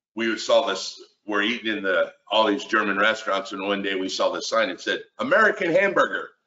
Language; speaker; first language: English; native; English